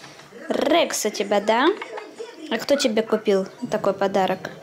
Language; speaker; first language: Russian; native; Russian